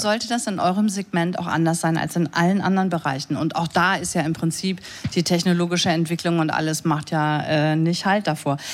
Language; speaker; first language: German; native; German